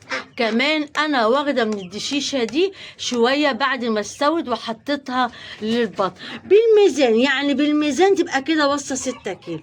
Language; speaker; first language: Arabic; native; Arabic